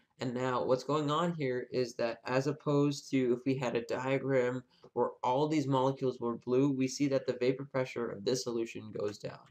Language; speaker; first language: English; native; English